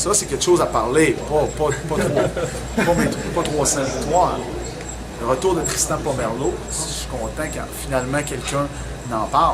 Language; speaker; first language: French; native; French